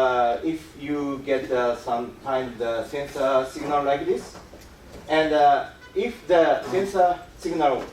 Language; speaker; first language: English; non-native, learner; Japanese